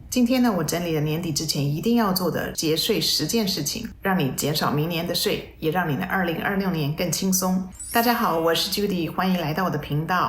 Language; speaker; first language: Chinese; native; Chinese